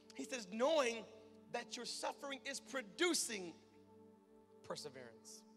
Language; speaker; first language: English; native; English